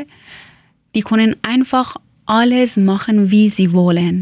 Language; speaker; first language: German; non-native, learner; Persian